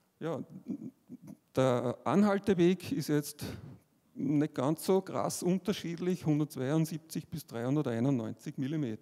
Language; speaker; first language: German; native; German